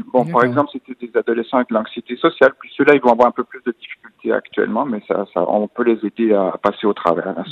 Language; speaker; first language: French; native; French